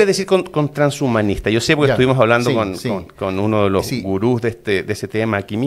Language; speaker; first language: Spanish; native; Spanish